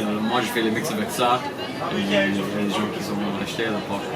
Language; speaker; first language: French; non-native, fluent; English